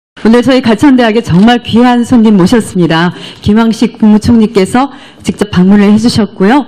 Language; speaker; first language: Korean; native; Korean